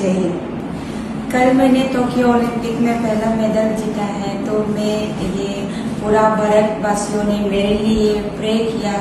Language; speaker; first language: Hindi; non-native, local second language; Manipuri